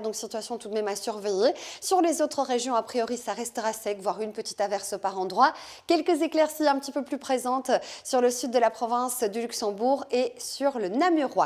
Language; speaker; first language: French; native; French